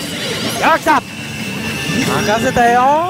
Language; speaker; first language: Japanese; native; Japanese